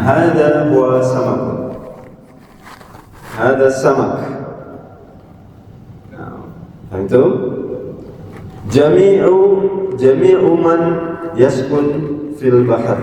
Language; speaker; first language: Arabic; non-native, fluent; Indonesian